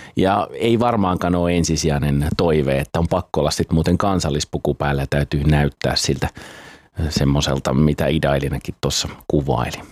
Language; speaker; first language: Finnish; native; Finnish